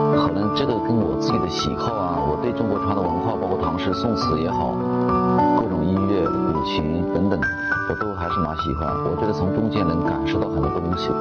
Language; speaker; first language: Chinese; native; Chinese